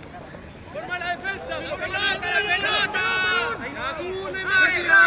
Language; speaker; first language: Spanish; native; Spanish